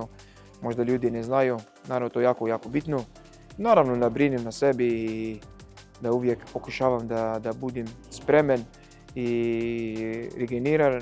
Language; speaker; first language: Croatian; non-native, fluent; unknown